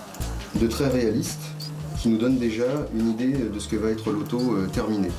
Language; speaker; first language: French; native; French